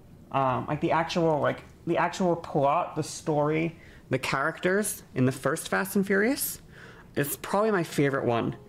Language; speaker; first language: English; native; English